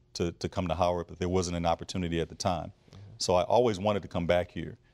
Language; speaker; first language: English; native; English